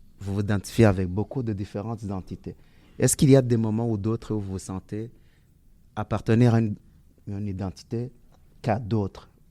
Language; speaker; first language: French; native; French